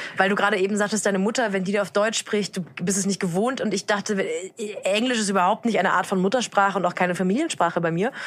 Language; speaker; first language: German; native; German